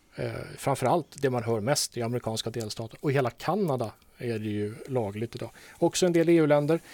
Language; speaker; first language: Swedish; native; Swedish